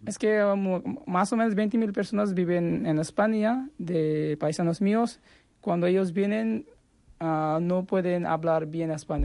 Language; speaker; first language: Spanish; non-native, learner; Bangla